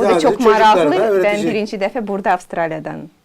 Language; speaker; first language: Turkish; non-native, learner; Azerbaijani